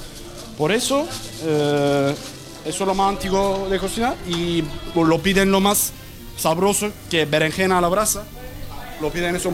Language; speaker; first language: Spanish; non-native, learner; Turkish